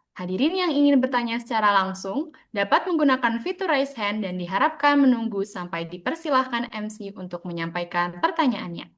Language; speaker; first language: Indonesian; native; Indonesian